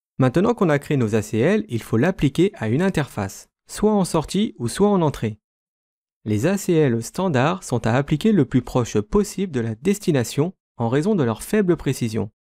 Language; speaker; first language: French; native; French